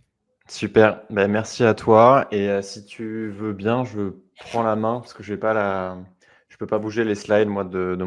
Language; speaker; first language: French; native; French